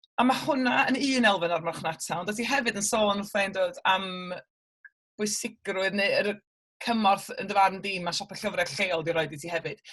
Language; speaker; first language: Welsh; native; Welsh